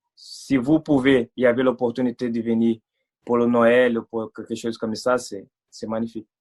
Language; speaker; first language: French; non-native, fluent; Portuguese